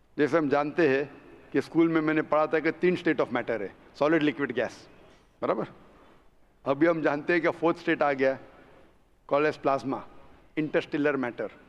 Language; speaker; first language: Hindi; non-native, local second language; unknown